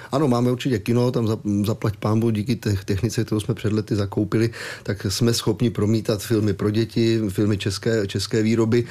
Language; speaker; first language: Czech; native; Czech